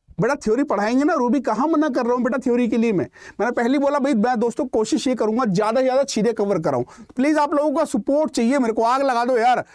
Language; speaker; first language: Hindi; native; Hindi